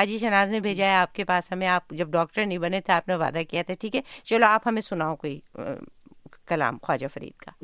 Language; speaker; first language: Urdu; native; Urdu